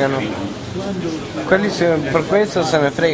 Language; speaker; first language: Italian; non-native, fluent; Albanian